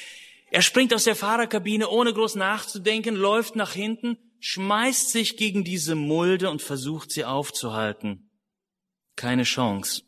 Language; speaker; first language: German; native; German